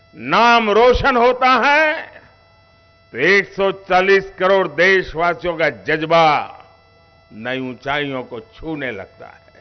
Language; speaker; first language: Hindi; non-native, local second language; Gujarati